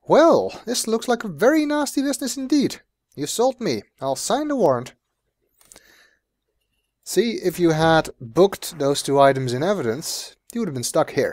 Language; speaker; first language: English; native; English